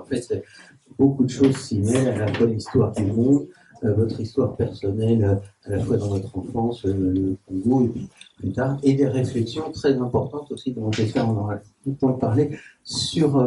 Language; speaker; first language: French; native; French